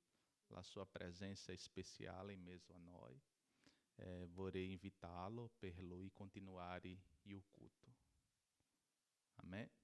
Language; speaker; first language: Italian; non-native, learner; Portuguese